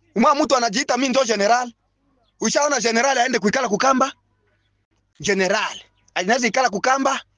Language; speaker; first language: Swahili; non-native, local second language; Bembe